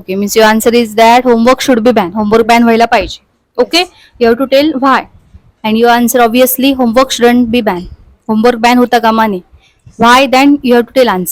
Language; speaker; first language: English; non-native, local second language; Marathi